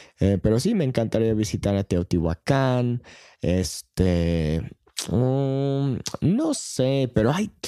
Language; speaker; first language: Spanish; non-native, fluent; English